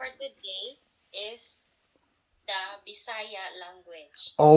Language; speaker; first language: English; non-native, local second language; Cebuano